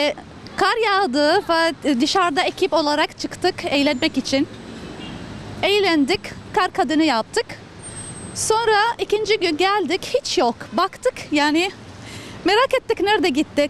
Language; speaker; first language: Turkish; non-native, learner; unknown